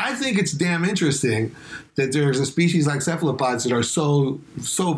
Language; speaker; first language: English; non-native, fluent; Spanish